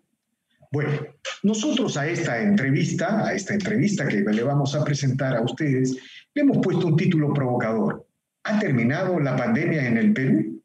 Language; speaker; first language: Spanish; native; Spanish